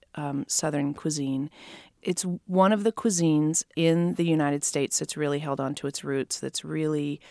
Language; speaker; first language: English; native; English